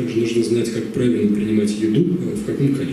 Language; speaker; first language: Russian; native; Russian